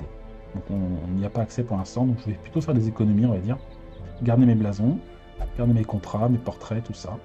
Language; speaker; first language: French; native; French